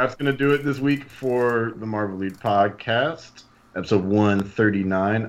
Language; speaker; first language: English; native; English